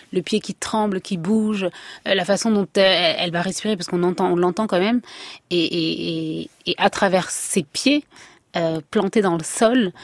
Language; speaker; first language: French; native; French